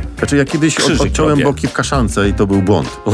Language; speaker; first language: Polish; native; Polish